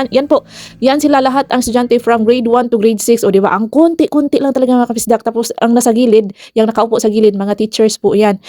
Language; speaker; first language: Filipino; non-native, local second language; Cebuano